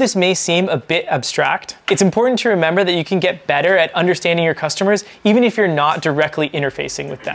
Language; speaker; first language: English; native; English